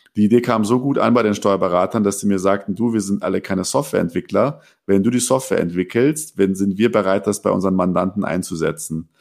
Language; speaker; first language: German; early bilingual, other home language; Persian